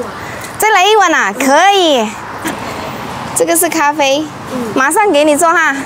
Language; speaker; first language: Chinese; non-native, fluent; Indonesian